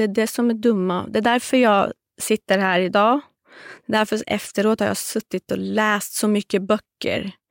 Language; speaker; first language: Swedish; non-native, fluent; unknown